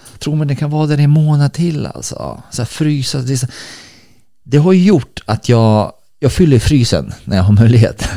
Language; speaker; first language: Swedish; early bilingual, other home language; Bosnian